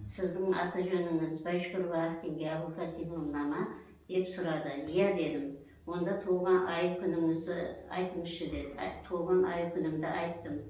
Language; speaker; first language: Kazakh; early bilingual, heritage; Kazakh